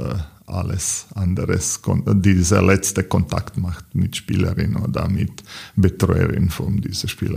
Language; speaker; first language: German; non-native, learner; Serbian